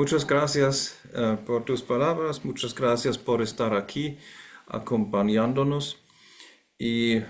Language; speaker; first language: Spanish; non-native, fluent; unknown